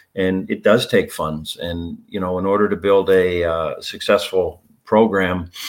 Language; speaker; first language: English; native; English